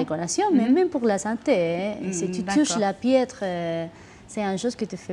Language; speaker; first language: French; non-native, fluent; Spanish